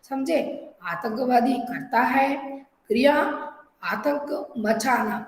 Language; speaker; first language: Hindi; non-native, local second language; Telugu